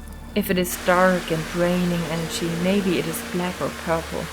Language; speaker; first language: English; non-native, fluent; German